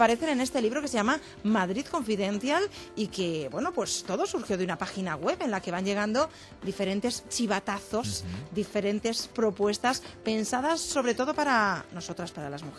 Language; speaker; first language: Spanish; native; Spanish